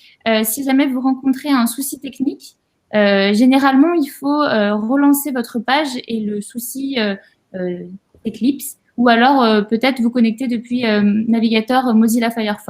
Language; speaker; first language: French; native; French